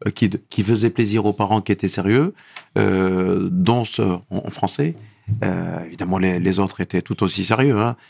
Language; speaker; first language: French; non-native, local second language; Arabic